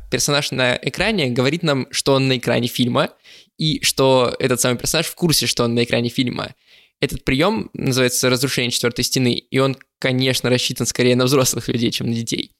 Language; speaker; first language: Russian; native; Russian